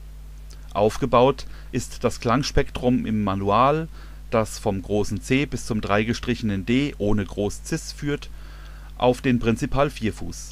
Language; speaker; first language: German; native; German